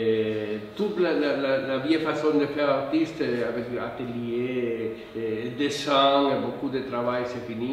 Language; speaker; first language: French; non-native, fluent; Spanish